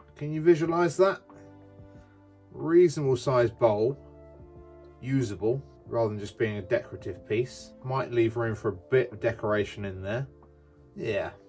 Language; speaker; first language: English; native; English